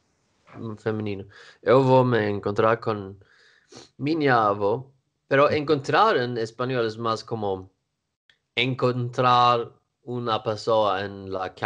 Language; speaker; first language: Portuguese; non-native, learner; Swedish